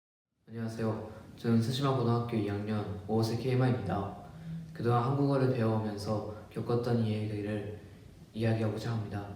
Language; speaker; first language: Korean; early bilingual, other home language; Japanese